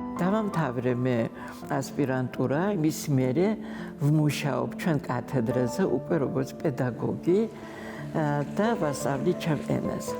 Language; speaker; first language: Georgian; non-native, fluent; Adyghe